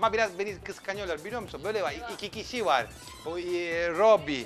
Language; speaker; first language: Turkish; non-native, fluent; Italian